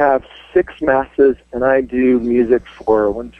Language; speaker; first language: English; native; English